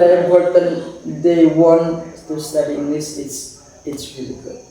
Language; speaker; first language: English; non-native, fluent; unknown